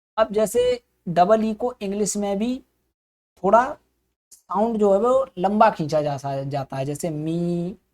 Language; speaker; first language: Hindi; native; Hindi